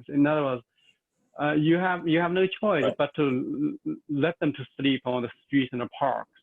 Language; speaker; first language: English; non-native, fluent; Chinese